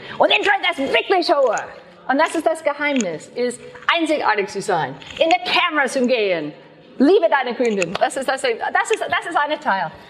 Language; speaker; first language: German; non-native, learner; English